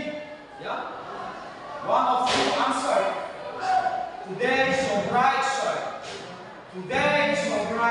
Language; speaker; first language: English; non-native, learner; Indonesian